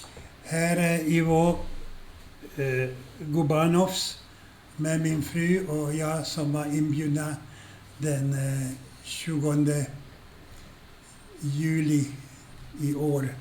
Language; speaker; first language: Swedish; non-native, fluent; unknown